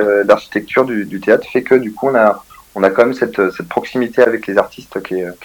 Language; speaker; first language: French; native; French